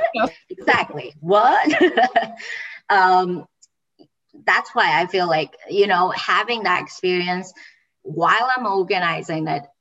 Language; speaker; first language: English; non-native, fluent; Chinese